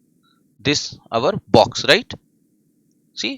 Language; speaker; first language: English; non-native, fluent; Hindi